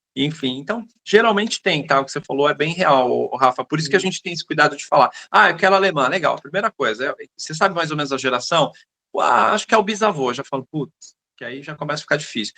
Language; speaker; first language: Portuguese; native; Portuguese